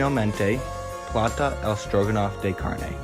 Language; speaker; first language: Spanish; non-native, learner; English